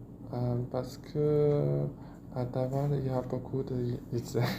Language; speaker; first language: French; non-native, learner; Chinese